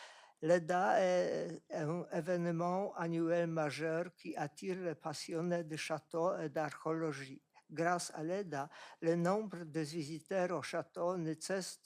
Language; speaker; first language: French; non-native, fluent; Polish